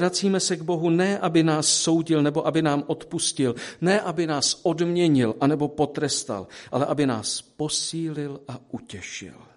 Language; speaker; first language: Czech; native; Czech